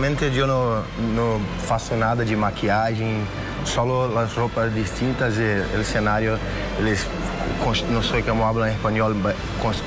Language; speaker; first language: Spanish; non-native, fluent; Portuguese